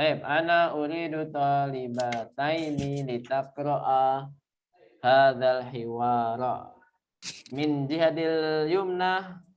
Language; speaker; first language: Arabic; non-native, fluent; Indonesian